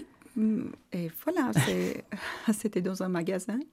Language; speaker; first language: French; non-native, fluent; Armenian